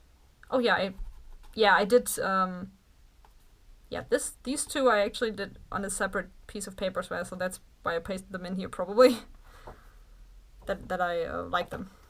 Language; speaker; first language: English; non-native, fluent; German